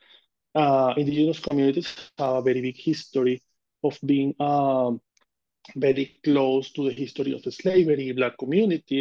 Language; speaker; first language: English; non-native, fluent; Spanish